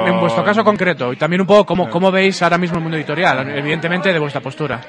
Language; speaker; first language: Spanish; native; Spanish